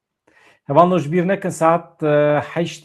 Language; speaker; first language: Kurdish; native; Kurdish